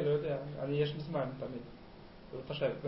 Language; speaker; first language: Hebrew; non-native, learner; Spanish